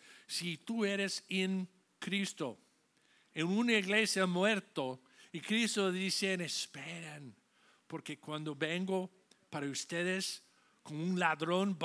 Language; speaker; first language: Spanish; non-native, fluent; English